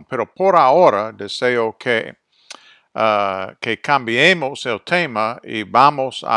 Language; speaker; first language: Spanish; non-native, fluent; English